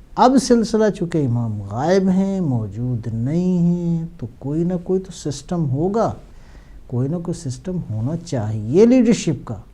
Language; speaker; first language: Urdu; native; Urdu